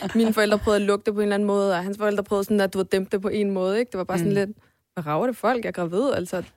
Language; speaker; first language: Danish; early bilingual, other home language; Armenian